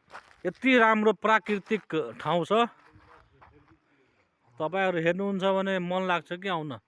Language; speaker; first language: Nepali; non-native, local second language; Maithili